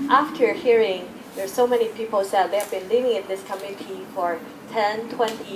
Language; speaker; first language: English; non-native, fluent; Chinese